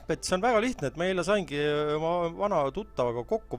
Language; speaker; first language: Estonian; native; Estonian